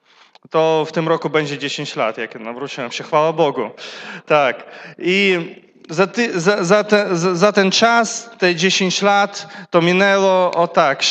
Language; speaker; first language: Polish; non-native, learner; Russian